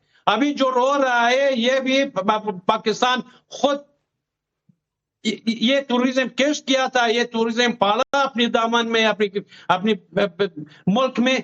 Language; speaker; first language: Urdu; non-native, learner; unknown